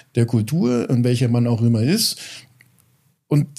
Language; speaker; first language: German; early bilingual, other home language; English